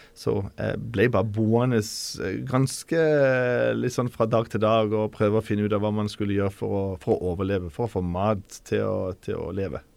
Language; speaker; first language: Norwegian; native; Norwegian